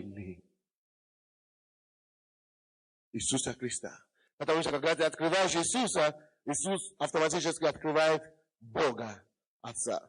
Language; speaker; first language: Russian; non-native, fluent; Yoruba